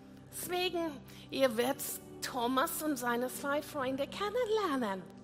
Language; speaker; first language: German; non-native, fluent; English